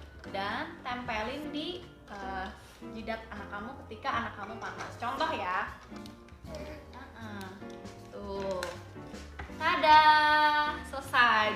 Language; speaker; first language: Indonesian; native; Indonesian